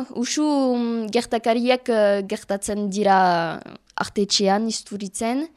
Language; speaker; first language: Basque; non-native, learner; French